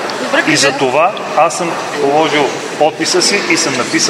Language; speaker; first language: Bulgarian; native; Bulgarian